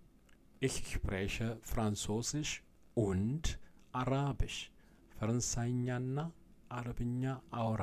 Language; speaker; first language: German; non-native, fluent; Amharic